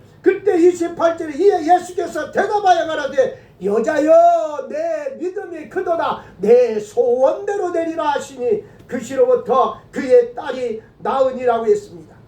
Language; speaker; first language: Korean; native; Korean